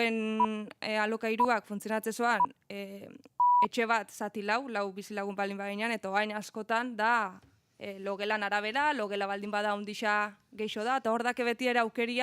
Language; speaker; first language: Basque; native; Basque